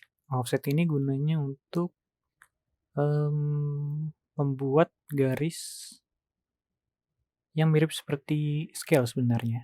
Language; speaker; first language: Indonesian; native; Indonesian